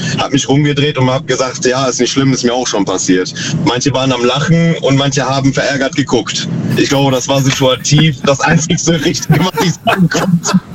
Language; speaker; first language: German; native; German